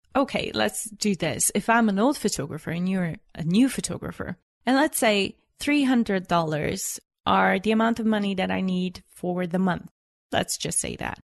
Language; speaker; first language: English; non-native, fluent; Bulgarian